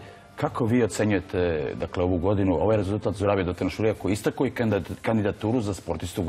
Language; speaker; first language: Serbian; native; Serbian